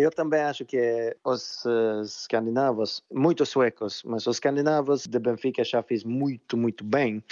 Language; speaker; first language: Portuguese; non-native, fluent; Swedish